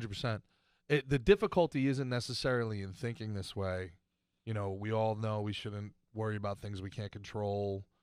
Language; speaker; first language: English; native; English